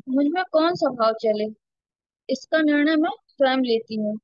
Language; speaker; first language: Hindi; native; Hindi